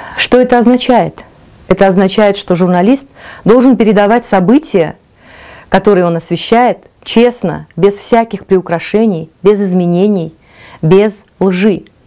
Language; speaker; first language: Russian; non-native, local second language; Tajik